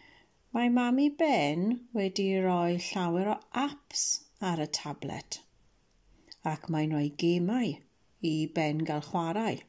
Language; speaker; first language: Welsh; non-native, local second language; English